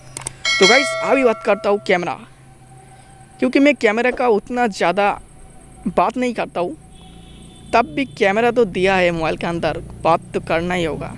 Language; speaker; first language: Hindi; non-native, local second language; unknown